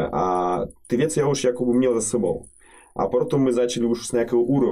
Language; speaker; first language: Czech; non-native, fluent; Russian